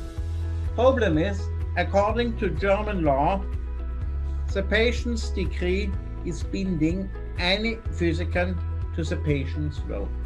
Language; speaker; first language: English; non-native, fluent; German